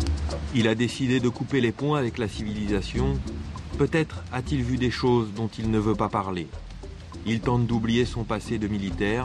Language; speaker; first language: French; native; French